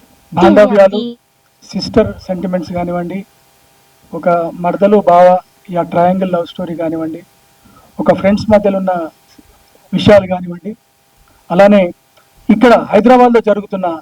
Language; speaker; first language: Telugu; native; Telugu